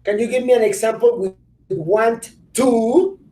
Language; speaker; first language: English; non-native, fluent; Spanish